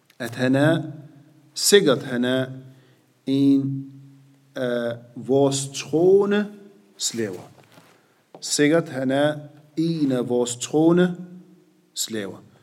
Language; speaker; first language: Danish; non-native, fluent; Arabic